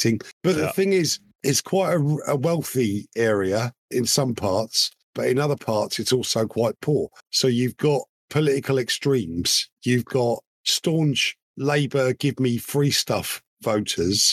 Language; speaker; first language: English; native; English